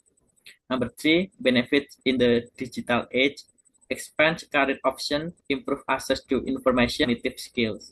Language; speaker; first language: English; non-native, learner; Indonesian